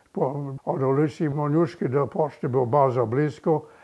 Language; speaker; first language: Polish; early bilingual, other home language; English